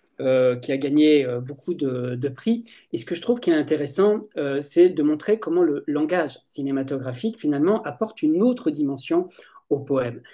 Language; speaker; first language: French; native; French